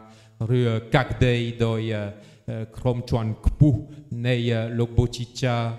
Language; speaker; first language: Khmer; non-native, fluent; French